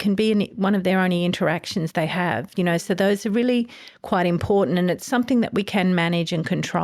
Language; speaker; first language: English; native; English